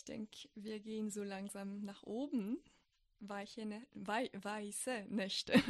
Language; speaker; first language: German; non-native, fluent; French